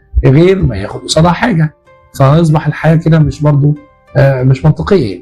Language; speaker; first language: Arabic; native; Arabic